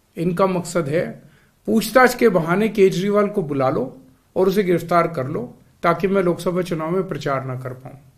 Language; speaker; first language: Hindi; native; Hindi